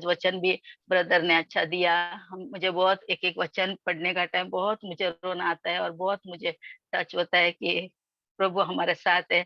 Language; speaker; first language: Hindi; non-native, local second language; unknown